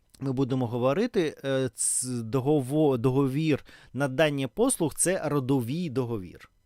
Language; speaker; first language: Ukrainian; non-native, learner; Russian